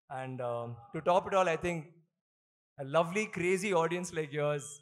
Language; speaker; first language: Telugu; non-native, local second language; Tamil